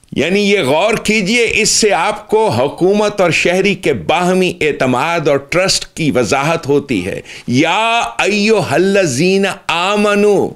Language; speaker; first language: Urdu; native; Urdu